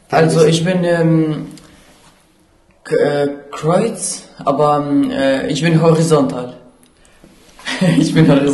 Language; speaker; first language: German; non-native, learner; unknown